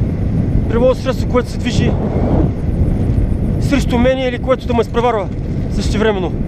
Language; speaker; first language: Bulgarian; native; Bulgarian